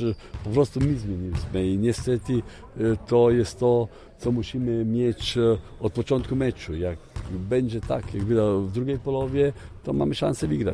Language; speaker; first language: Polish; non-native, fluent; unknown